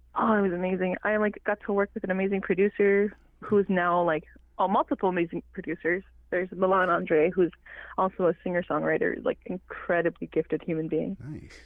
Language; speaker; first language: English; non-native, fluent; Cree